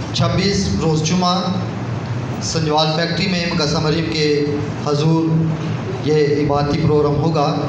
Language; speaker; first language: Urdu; non-native, local second language; Punjabi